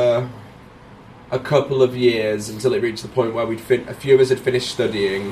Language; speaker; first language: English; native; English